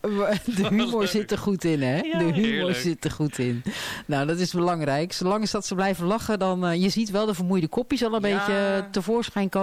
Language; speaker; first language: Dutch; native; Dutch